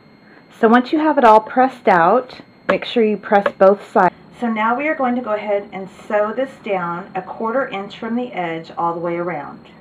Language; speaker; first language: English; native; English